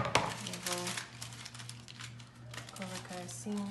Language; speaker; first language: Portuguese; non-native, learner; English